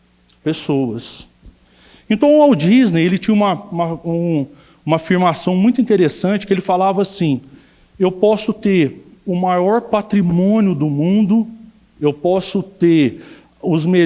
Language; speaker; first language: Portuguese; native; Portuguese